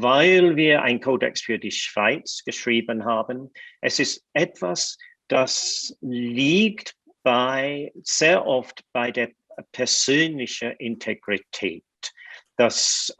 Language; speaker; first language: German; non-native, fluent; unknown